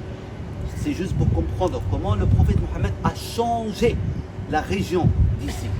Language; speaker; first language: French; non-native, fluent; Arabic